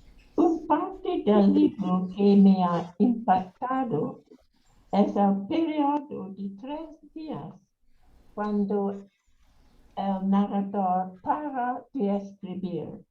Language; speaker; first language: Spanish; non-native, learner; English